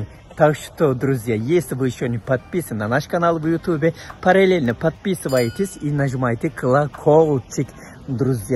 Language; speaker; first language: Russian; non-native, fluent; Turkish